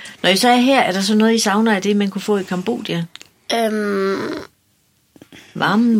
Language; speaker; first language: Danish; native; Danish